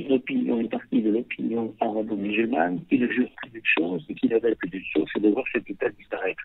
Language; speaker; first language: French; native; French